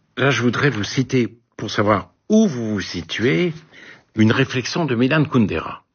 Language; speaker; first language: French; native; French